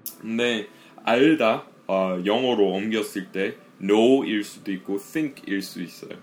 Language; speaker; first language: Korean; non-native, fluent; English